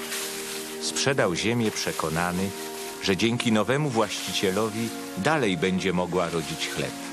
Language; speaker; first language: Polish; native; Polish